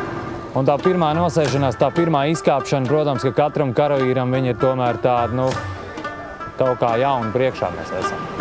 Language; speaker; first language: Latvian; native; Latvian